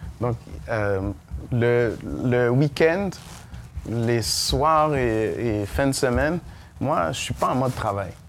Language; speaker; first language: French; early bilingual, other home language; Haitian Creole